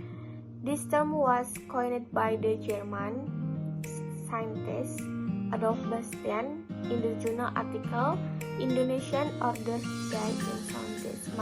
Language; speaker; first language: English; non-native, learner; Indonesian